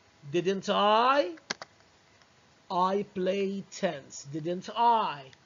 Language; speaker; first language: English; non-native, fluent; Arabic